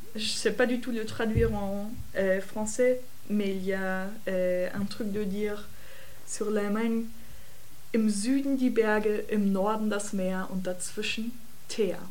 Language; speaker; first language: French; non-native, fluent; German